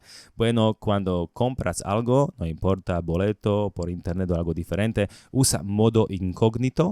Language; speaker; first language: Spanish; non-native, learner; Slovak